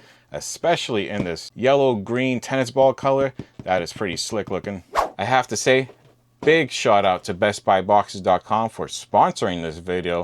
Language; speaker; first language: English; native; English